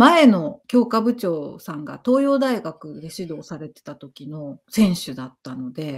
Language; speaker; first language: Japanese; native; Japanese